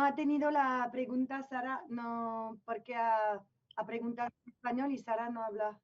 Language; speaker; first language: Spanish; non-native, fluent; French